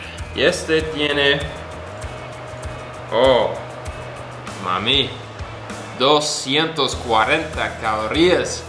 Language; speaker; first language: Spanish; non-native, learner; English